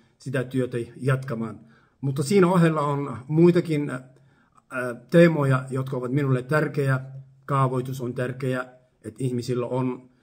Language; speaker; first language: Finnish; non-native, fluent; Somali